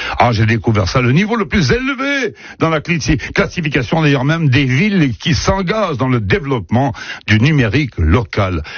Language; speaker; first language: French; native; French